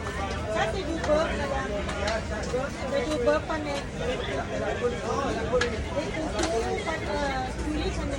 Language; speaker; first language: French; non-native, learner; Thai